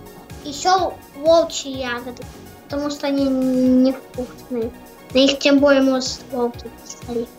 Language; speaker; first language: Russian; native; Russian